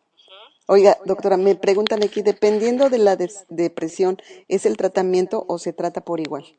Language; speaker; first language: Spanish; native; Spanish